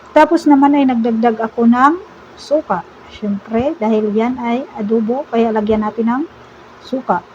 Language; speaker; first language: Filipino; non-native, local second language; Cebuano